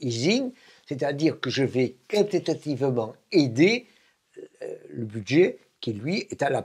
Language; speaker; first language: French; native; French